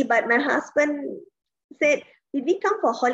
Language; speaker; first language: English; non-native, local second language; Tamil